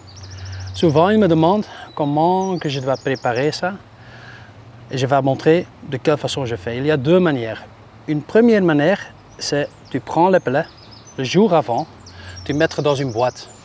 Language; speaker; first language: French; non-native, local second language; Dutch